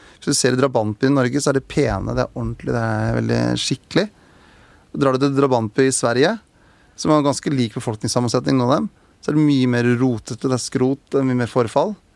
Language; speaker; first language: Norwegian; native; Norwegian